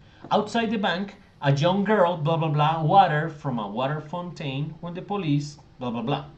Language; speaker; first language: English; non-native, fluent; Spanish